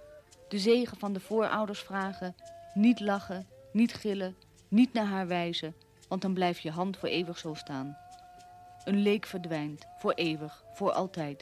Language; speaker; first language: Dutch; native; Dutch